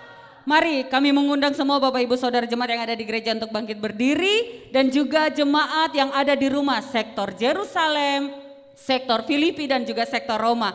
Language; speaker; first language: Indonesian; native; Indonesian